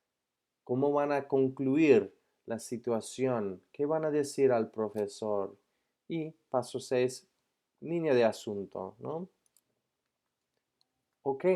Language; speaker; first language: Spanish; non-native, fluent; English